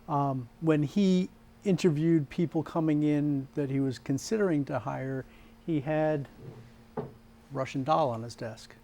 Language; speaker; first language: English; native; English